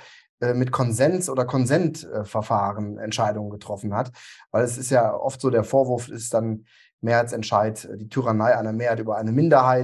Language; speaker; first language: German; native; German